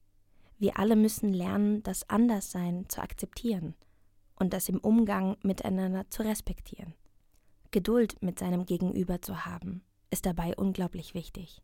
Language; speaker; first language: German; non-native, learner; Russian